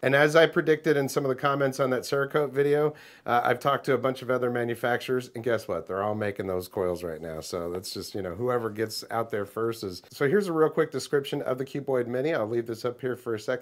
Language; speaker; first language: English; native; English